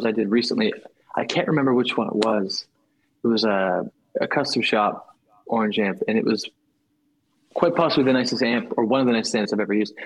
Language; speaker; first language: English; native; English